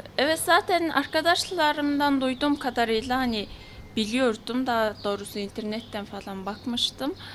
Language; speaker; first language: Turkish; non-native, fluent; Mongolian